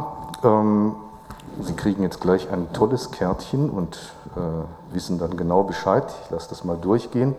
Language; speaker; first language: German; native; German